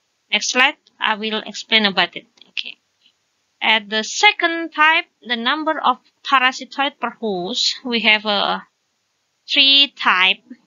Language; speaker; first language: English; non-native, learner; Indonesian